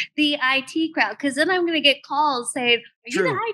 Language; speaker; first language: English; native; English